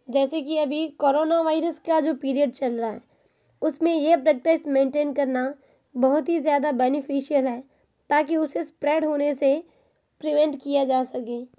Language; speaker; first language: Hindi; non-native, local second language; Gujarati